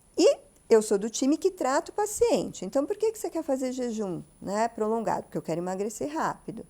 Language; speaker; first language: Portuguese; native; Portuguese